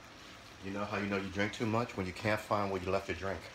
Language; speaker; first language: English; native; English